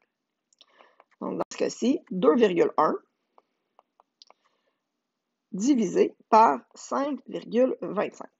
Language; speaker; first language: French; native; French